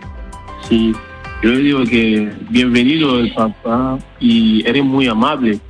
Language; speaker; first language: Spanish; non-native, learner; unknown